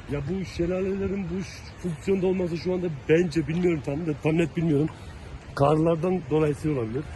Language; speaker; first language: Turkish; early bilingual, heritage; Turkish